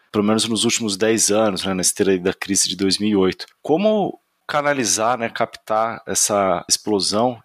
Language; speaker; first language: Portuguese; non-native, fluent; English